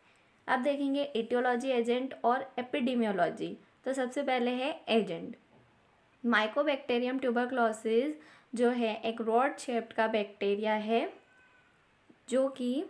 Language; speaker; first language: Hindi; native; Hindi